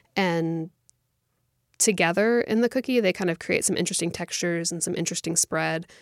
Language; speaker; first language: English; native; English